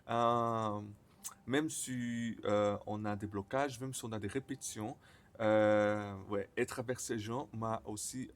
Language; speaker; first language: French; non-native, learner; Portuguese